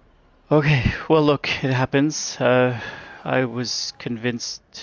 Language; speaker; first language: English; native; English